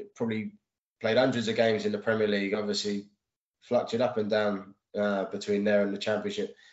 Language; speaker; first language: English; native; English